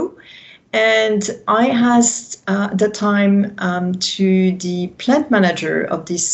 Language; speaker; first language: English; non-native, fluent; French